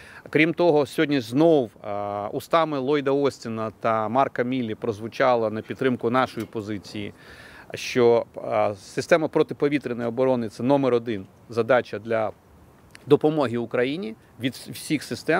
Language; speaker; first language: Ukrainian; native; Ukrainian